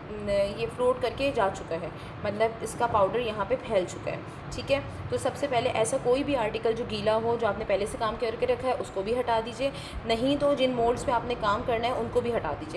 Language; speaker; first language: Hindi; native; Hindi